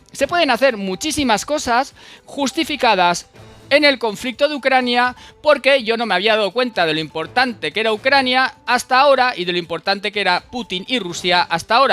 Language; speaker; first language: Spanish; native; Spanish